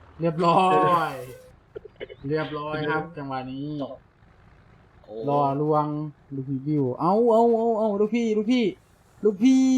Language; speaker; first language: Thai; native; Thai